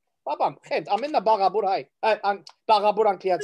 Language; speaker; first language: English; early bilingual, other home language; Armenian